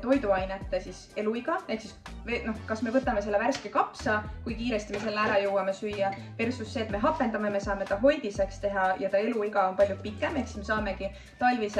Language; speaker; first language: Estonian; native; Estonian